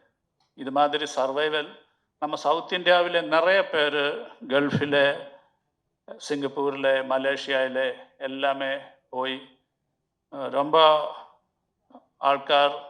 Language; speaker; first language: Tamil; non-native, learner; Malayalam